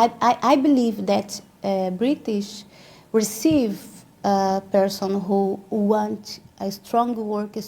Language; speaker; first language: English; non-native, learner; Portuguese